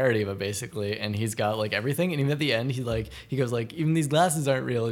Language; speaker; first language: English; native; English